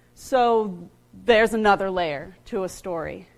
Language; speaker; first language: English; native; English